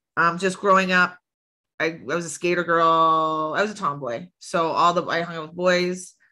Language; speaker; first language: English; native; English